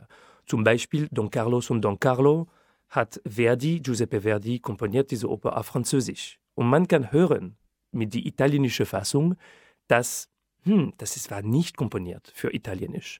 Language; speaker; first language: German; non-native, fluent; French